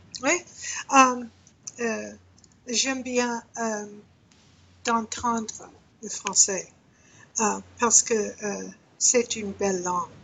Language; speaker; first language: French; non-native, learner; English